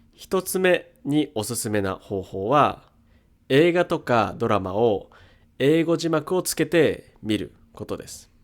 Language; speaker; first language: Japanese; native; Japanese